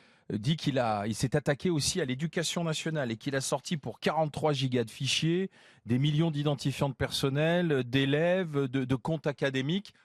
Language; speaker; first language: French; native; French